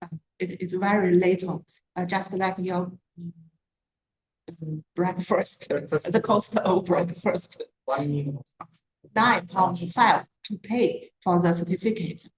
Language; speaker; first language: English; non-native, learner; Chinese